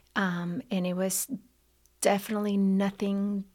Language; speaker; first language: English; non-native, fluent; Spanish